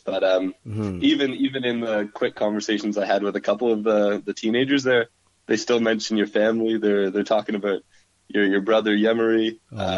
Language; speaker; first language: English; native; English